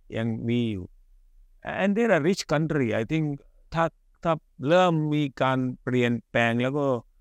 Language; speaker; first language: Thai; early bilingual, other home language; Hindi